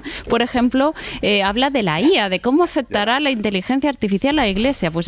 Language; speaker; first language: Spanish; native; Spanish